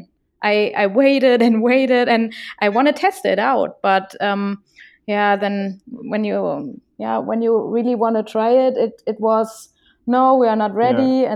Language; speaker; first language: English; non-native, fluent; German